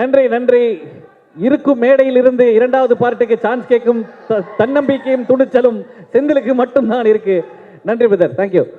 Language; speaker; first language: Tamil; native; Tamil